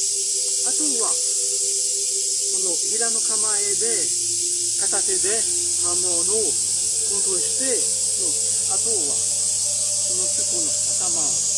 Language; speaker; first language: Japanese; non-native, fluent; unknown